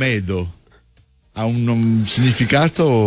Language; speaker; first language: Italian; native; Italian